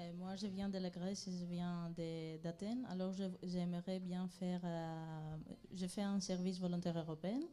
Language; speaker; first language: French; non-native, fluent; Greek